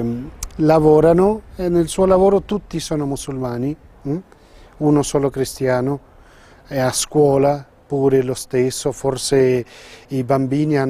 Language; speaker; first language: Italian; non-native, fluent; Arabic